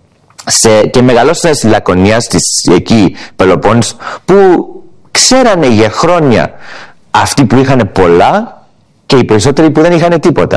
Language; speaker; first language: Greek; early bilingual, heritage; English